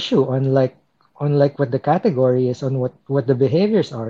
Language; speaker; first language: English; non-native, local second language; Filipino